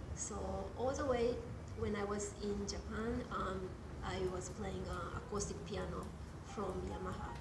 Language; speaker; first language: English; non-native, fluent; Japanese